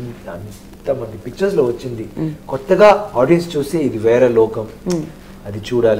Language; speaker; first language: Telugu; non-native, learner; Tamil